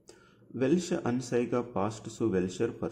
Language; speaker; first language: German; non-native, fluent; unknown